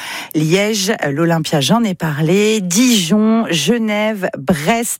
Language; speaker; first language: French; native; French